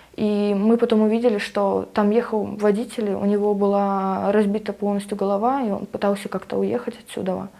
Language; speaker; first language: Russian; native; Russian